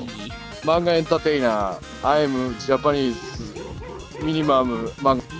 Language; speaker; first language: English; non-native, learner; Japanese